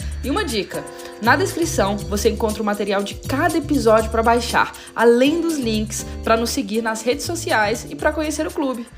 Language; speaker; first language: Portuguese; native; Portuguese